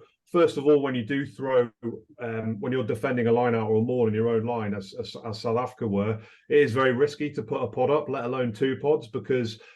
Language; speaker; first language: English; native; English